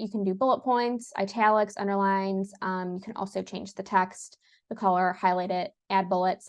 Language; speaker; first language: English; native; English